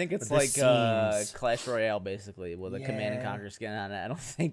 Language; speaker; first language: English; native; English